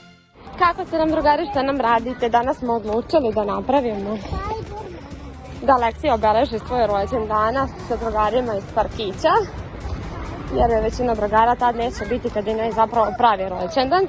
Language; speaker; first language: Bosnian; native; Bosnian